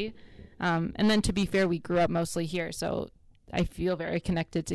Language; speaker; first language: English; non-native, fluent; Hebrew